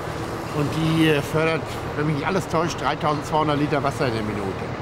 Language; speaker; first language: German; native; German